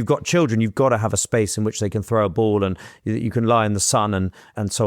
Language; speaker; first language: English; native; English